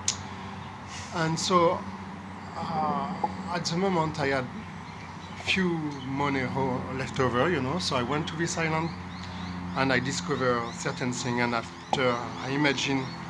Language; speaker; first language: English; non-native, learner; French